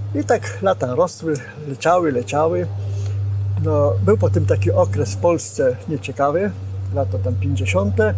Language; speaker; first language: Polish; native; Polish